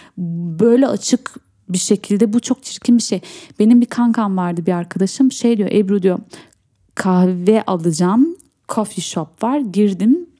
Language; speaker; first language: Turkish; early bilingual, heritage; Turkish